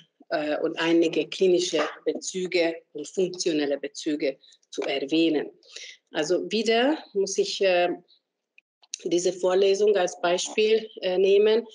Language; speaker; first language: German; non-native, fluent; Hungarian